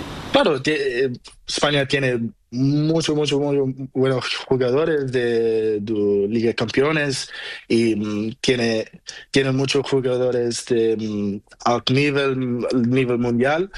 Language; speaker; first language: Spanish; non-native, learner; Portuguese